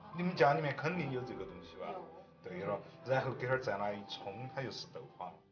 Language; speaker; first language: Chinese; native; Chinese